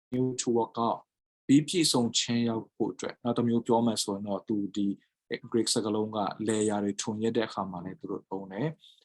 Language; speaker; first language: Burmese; non-native, local second language; Tedim Chin